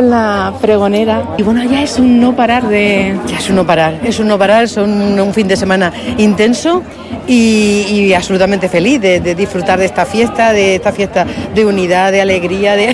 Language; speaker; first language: Spanish; native; Spanish